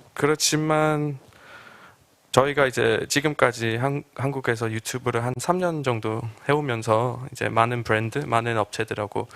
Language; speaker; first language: Korean; non-native, fluent; English